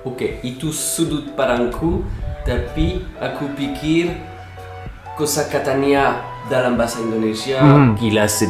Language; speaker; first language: Indonesian; non-native, learner; French